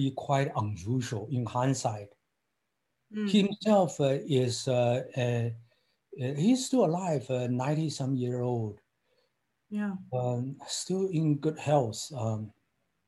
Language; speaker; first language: English; non-native, fluent; Chinese